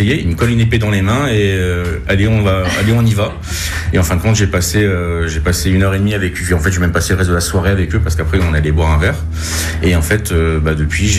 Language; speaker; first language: French; native; French